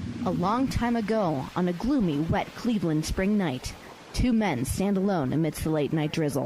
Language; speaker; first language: English; native; English